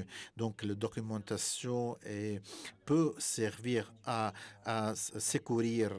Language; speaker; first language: French; non-native, fluent; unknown